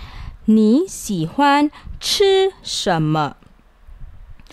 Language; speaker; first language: Chinese; non-native, local second language; Malay